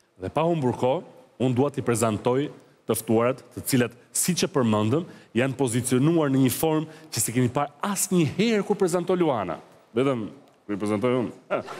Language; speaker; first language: Albanian; native; Albanian